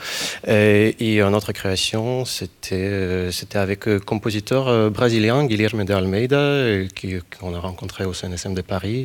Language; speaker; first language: French; non-native, fluent; Ukrainian